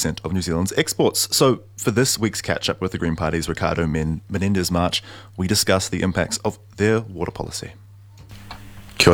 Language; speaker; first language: English; native; English